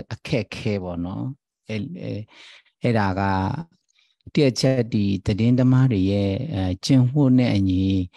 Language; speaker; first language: Burmese; non-native, local second language; Shan